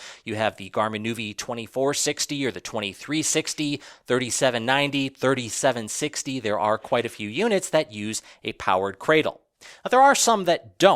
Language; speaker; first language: English; native; English